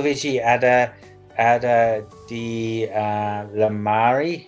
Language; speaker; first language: Indonesian; non-native, learner; English